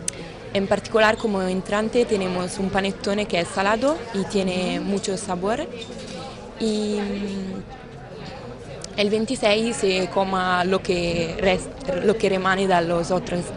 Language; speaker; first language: Spanish; non-native, learner; Italian